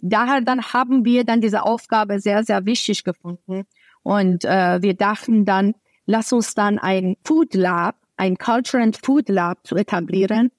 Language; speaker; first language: German; non-native, fluent; Persian